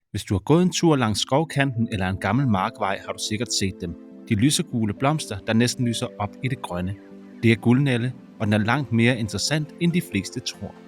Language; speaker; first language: Danish; native; Danish